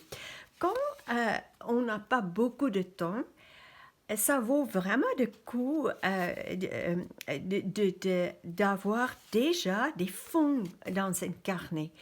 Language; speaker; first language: French; non-native, fluent; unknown